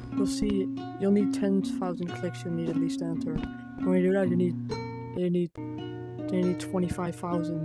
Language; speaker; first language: English; non-native, fluent; Dutch